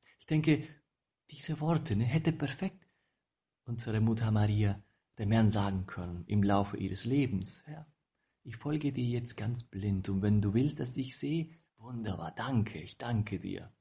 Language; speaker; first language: German; non-native, fluent; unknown